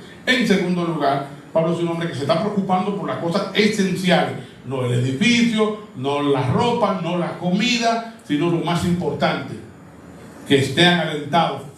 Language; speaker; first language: Spanish; native; Spanish